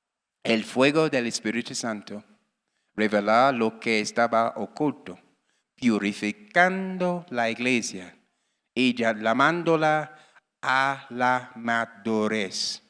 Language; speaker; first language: Spanish; non-native, learner; English